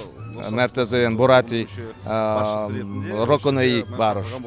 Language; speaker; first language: Hungarian; non-native, fluent; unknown